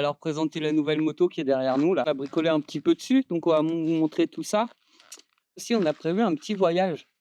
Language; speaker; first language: French; native; French